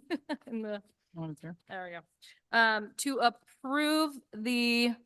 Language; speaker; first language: English; native; English